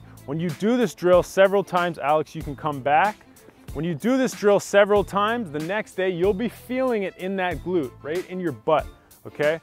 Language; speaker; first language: English; native; English